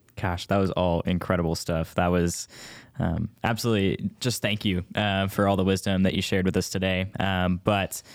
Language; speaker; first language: English; native; English